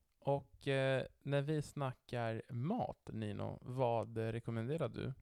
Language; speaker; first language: Swedish; non-native, fluent; Italian